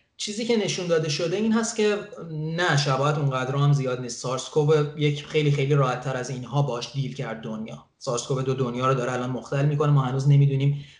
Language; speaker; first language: Persian; native; Persian